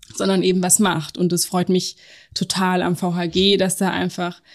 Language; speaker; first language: German; native; German